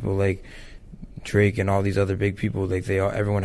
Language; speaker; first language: English; native; English